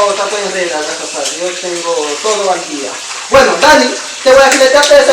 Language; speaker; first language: Spanish; non-native, learner; Haitian Creole